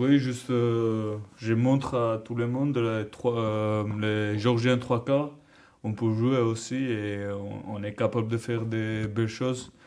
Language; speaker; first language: French; non-native, learner; Georgian